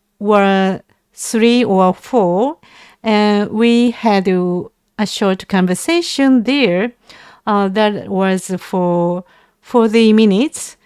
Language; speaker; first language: English; non-native, learner; Japanese